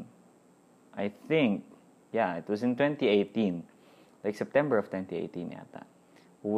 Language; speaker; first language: English; non-native, local second language; Filipino